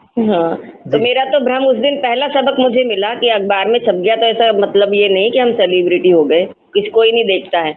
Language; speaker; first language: Hindi; non-native, local second language; Marathi